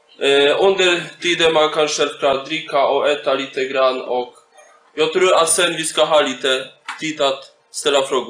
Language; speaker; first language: Swedish; non-native, fluent; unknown